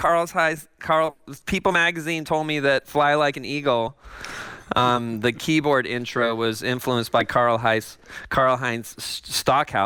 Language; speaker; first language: English; native; English